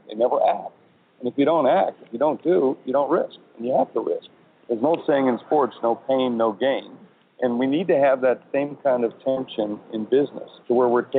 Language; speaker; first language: English; native; English